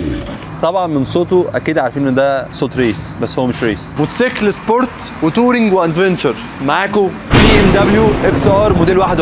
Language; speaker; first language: Arabic; native; Arabic